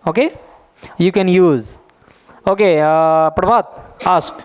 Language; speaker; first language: English; non-native, fluent; Hindi